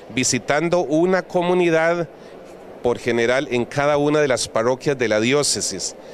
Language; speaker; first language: Spanish; native; Spanish